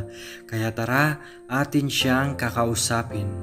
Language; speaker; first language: Filipino; native; Filipino